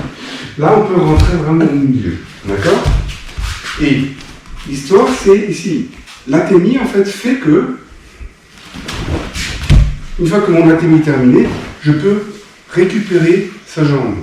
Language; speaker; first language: French; native; French